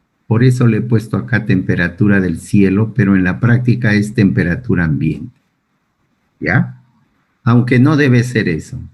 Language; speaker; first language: Spanish; native; Spanish